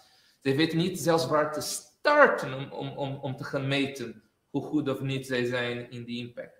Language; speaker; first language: Dutch; non-native, fluent; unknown